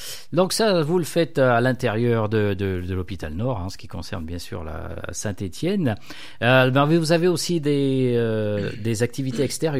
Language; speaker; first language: French; native; French